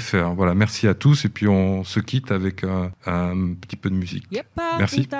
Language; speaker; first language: French; native; French